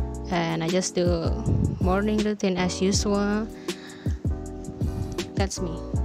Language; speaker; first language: English; non-native, learner; Indonesian